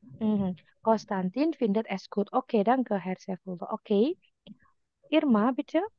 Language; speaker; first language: German; non-native, fluent; Indonesian